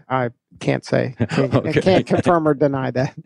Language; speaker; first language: English; native; English